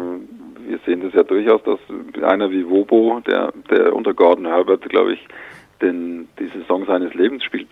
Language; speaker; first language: German; native; German